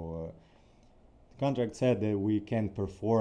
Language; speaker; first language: English; non-native, fluent; Ukrainian